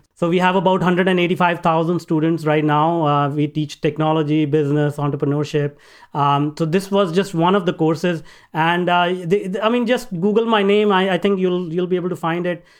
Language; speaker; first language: English; non-native, local second language; Hindi